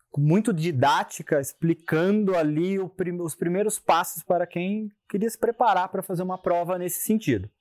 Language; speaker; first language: Portuguese; native; Portuguese